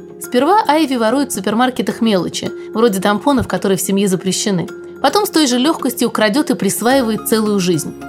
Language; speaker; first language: Russian; native; Russian